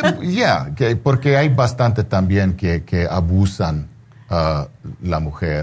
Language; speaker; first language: Spanish; non-native, fluent; English